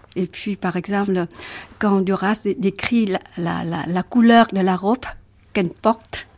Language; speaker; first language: French; non-native, fluent; Vietnamese